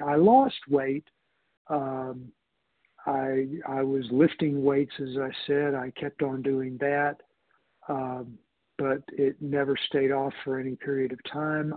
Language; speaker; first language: English; native; English